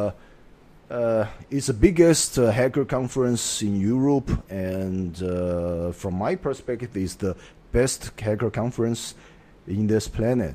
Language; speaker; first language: English; non-native, fluent; Chinese